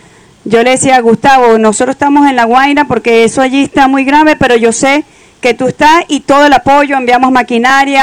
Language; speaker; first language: Spanish; native; Spanish